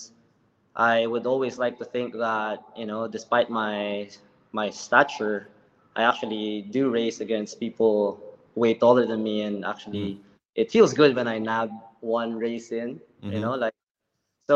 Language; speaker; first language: English; non-native, local second language; Filipino